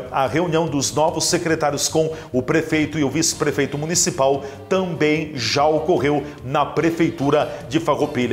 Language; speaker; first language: Portuguese; native; Portuguese